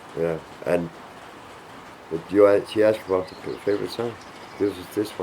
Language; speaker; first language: English; non-native, fluent; Danish